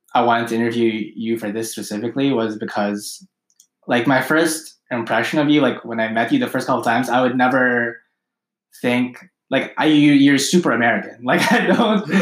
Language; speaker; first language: English; early bilingual, other home language; Filipino